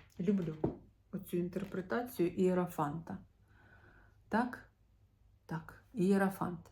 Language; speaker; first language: Ukrainian; non-native, local second language; Russian